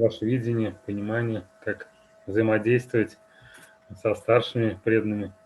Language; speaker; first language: Russian; native; Russian